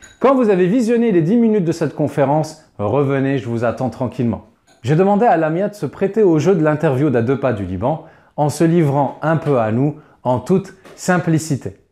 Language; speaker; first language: French; native; French